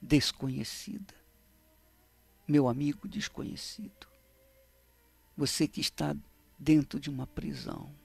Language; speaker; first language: Portuguese; native; Portuguese